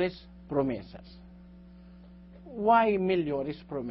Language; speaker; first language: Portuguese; non-native, learner; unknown